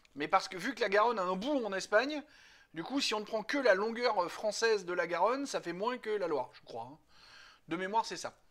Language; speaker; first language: French; native; French